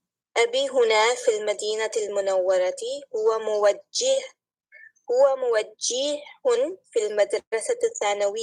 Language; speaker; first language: Arabic; non-native, learner; English